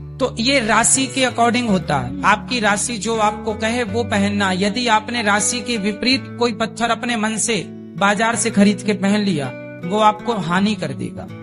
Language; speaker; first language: Hindi; native; Hindi